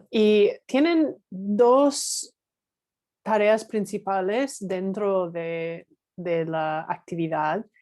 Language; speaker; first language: Spanish; non-native, fluent; English